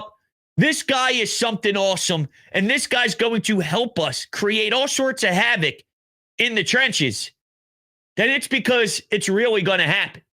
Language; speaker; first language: English; native; English